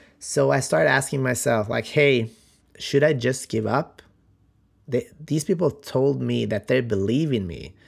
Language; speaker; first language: English; non-native, fluent; Macedonian